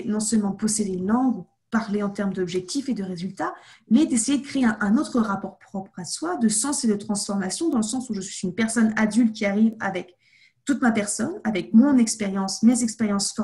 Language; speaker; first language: French; native; French